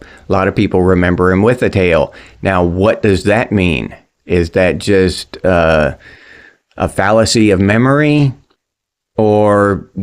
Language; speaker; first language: English; native; English